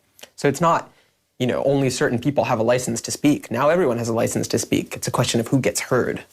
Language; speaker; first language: English; native; English